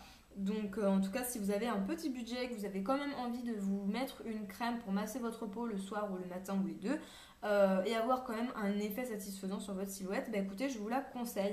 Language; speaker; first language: French; native; French